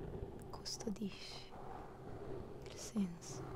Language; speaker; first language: Italian; native; Italian